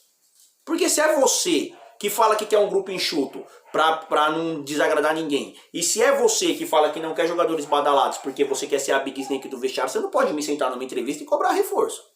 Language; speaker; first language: Portuguese; native; Portuguese